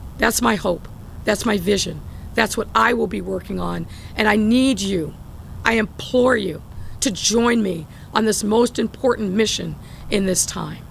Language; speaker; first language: English; native; English